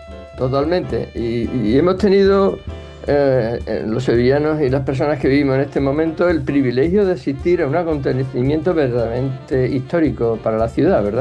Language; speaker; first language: Spanish; native; Spanish